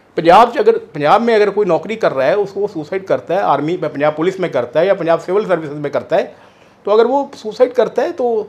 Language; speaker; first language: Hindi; non-native, local second language; Punjabi